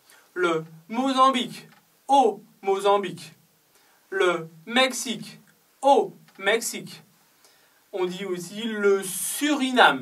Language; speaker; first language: French; non-native, fluent; Chinese